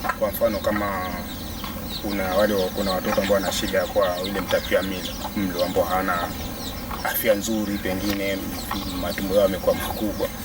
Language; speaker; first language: Swahili; non-native, local second language; Giryama